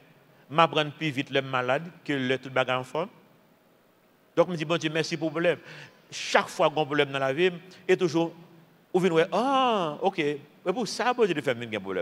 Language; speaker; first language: French; non-native, local second language; Haitian Creole